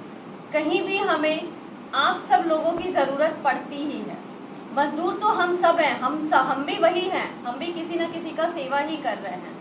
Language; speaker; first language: Hindi; native; Hindi